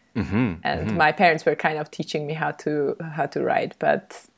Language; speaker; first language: English; early bilingual, other home language; Hungarian